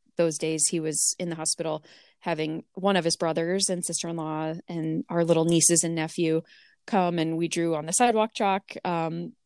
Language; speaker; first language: English; native; English